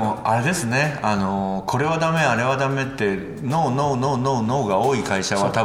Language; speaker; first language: Japanese; native; Japanese